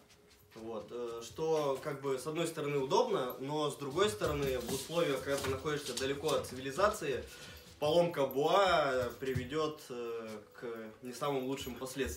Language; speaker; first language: Russian; native; Russian